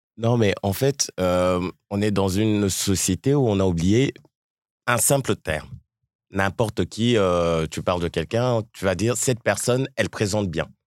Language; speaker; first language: French; early bilingual, other home language; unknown